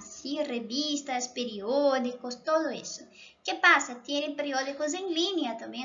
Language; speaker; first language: Spanish; non-native, local second language; Portuguese